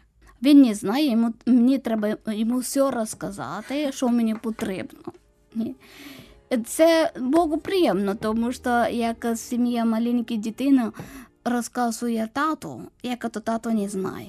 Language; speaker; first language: Ukrainian; non-native, learner; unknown